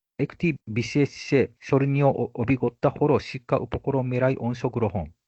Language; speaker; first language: Bangla; non-native, fluent; Japanese